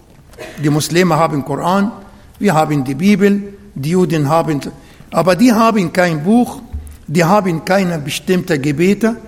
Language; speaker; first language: German; non-native, learner; Arabic